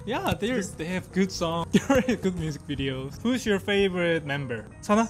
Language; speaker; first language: English; early bilingual, other home language; Korean